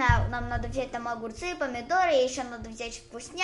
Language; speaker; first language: Russian; early bilingual, heritage; Russian